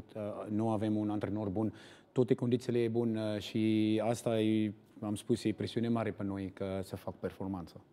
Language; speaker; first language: Romanian; non-native, learner; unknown